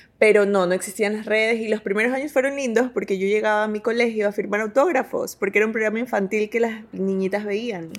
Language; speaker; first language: Spanish; native; Spanish